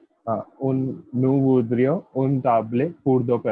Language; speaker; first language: French; non-native, learner; Hindi